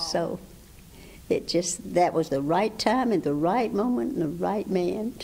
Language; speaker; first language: English; native; English